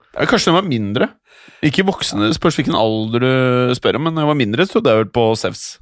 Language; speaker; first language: Norwegian; early bilingual, other home language; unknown